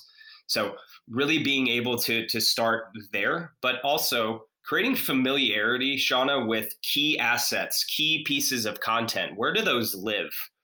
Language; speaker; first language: English; native; English